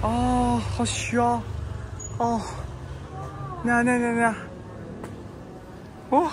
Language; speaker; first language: English; non-native, learner; Chinese